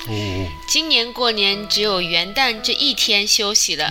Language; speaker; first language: Chinese; native; Chinese